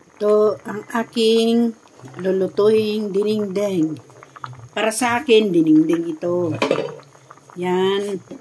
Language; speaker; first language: Filipino; non-native, local second language; Iloko